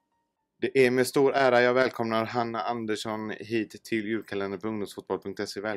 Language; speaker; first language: Swedish; native; Swedish